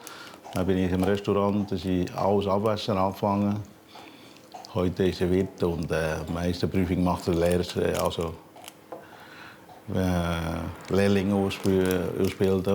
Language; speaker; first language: German; non-native, learner; Tamil